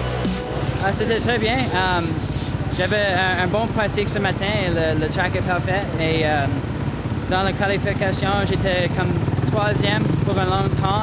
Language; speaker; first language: French; non-native, local second language; English